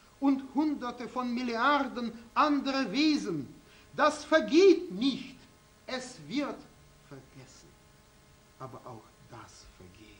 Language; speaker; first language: German; non-native, fluent; Russian